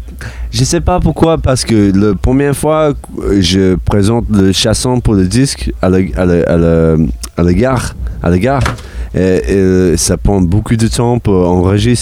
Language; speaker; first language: French; non-native, learner; English